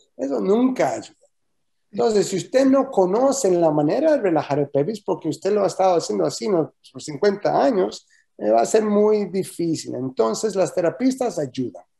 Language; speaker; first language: Spanish; early bilingual, heritage; Spanish